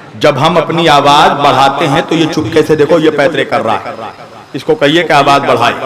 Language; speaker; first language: Urdu; native; Urdu